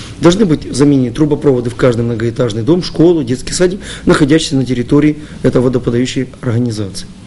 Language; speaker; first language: Russian; native; Russian